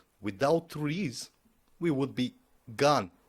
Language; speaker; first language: English; non-native, fluent; Romanian